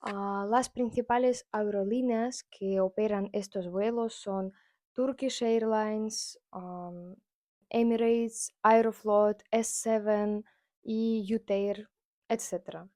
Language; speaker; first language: Spanish; non-native, fluent; Russian